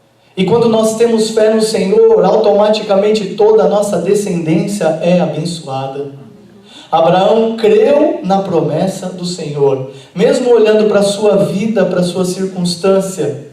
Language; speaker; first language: Portuguese; native; Portuguese